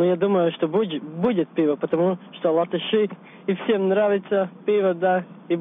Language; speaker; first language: Russian; non-native, local second language; Latvian